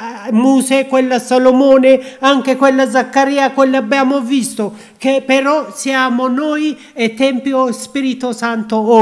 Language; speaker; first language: Italian; non-native, learner; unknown